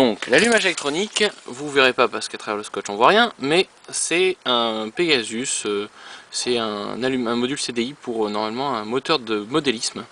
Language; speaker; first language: French; native; French